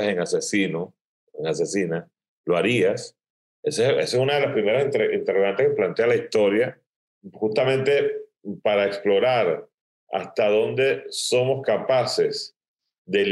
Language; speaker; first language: Spanish; native; Spanish